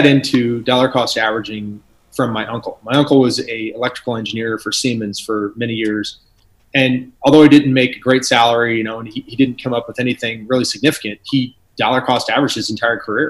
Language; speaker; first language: English; native; English